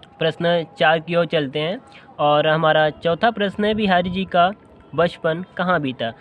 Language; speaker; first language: Hindi; native; Hindi